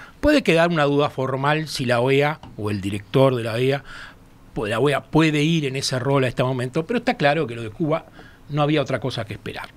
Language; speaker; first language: Spanish; native; Spanish